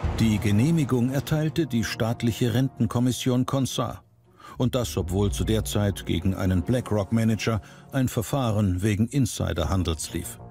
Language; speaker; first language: German; native; German